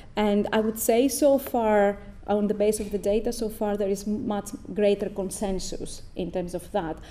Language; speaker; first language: English; non-native, fluent; Greek